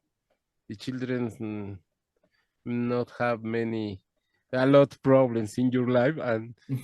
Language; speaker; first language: English; non-native, learner; Spanish